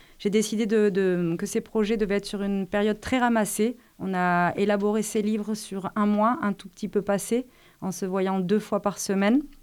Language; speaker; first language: French; native; French